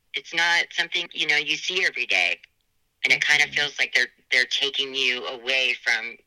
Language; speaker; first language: English; native; English